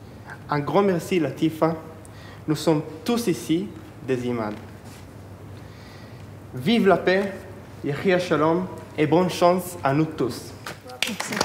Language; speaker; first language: French; non-native, fluent; Hebrew